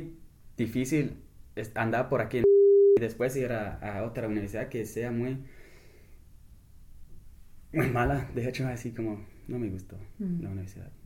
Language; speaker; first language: Spanish; non-native, fluent; English